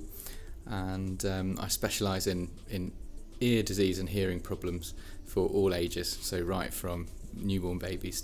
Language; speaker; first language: English; native; English